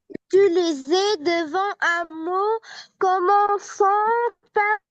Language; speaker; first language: French; non-native, learner; Arabic